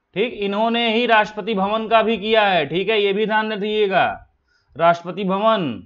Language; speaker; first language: Hindi; native; Hindi